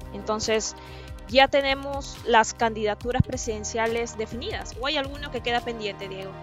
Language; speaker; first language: Spanish; native; Spanish